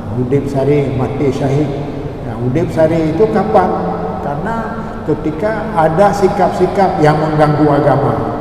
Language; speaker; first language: Malay; non-native, local second language; Achinese